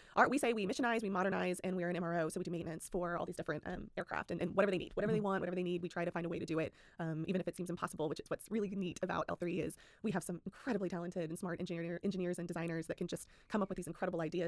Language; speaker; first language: English; native; English